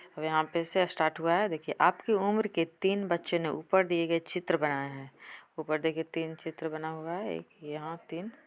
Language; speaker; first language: Hindi; native; Hindi